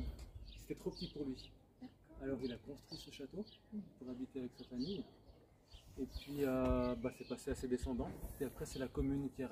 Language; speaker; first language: French; native; French